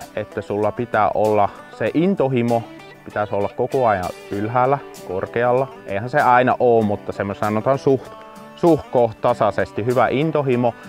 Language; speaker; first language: Finnish; non-native, fluent; German